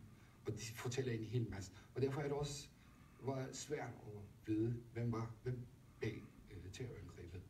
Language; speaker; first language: Danish; non-native, fluent; Turkish